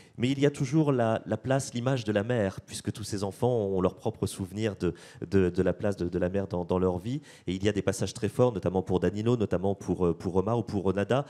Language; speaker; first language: French; native; French